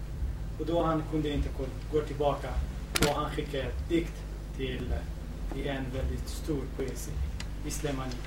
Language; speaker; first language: Swedish; non-native, fluent; Kurdish